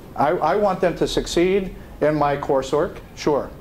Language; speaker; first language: English; native; English